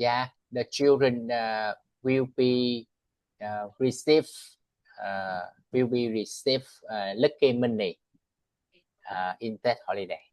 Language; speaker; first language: English; non-native, learner; Vietnamese